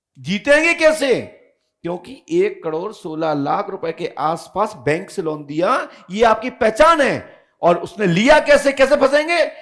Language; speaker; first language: Hindi; native; Hindi